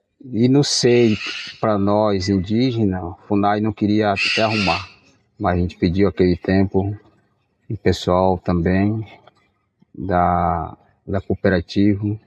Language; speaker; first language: Portuguese; non-native, local second language; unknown